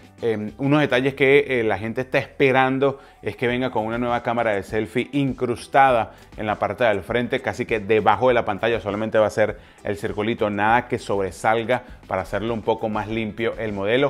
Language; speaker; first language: Spanish; native; Spanish